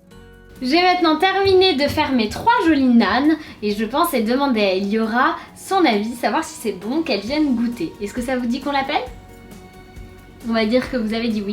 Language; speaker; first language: French; native; French